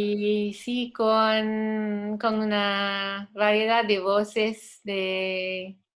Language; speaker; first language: Spanish; non-native, fluent; French